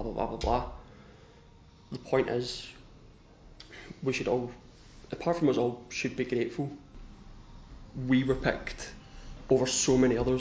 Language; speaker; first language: English; native; English